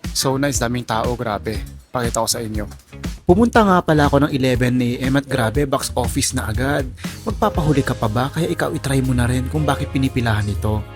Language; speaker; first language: Filipino; non-native, local second language; Iloko